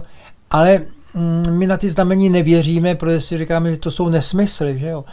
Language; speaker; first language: Czech; native; Czech